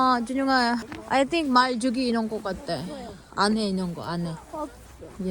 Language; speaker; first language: Korean; non-native, learner; Filipino